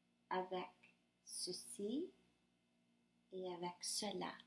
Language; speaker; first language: French; non-native, fluent; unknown